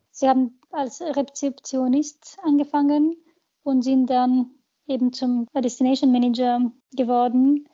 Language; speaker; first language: German; non-native, fluent; Bulgarian